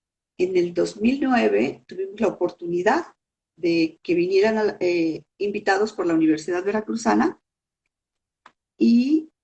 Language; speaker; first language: Spanish; native; Spanish